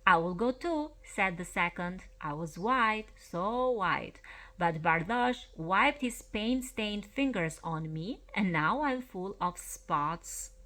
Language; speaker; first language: English; non-native, fluent; Albanian